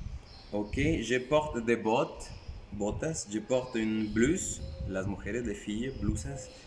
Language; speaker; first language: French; non-native, fluent; Spanish